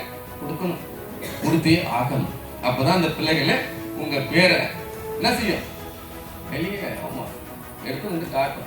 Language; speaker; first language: Tamil; native; Tamil